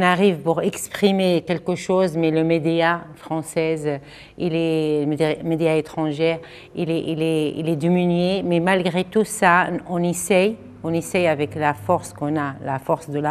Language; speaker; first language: French; non-native, fluent; Arabic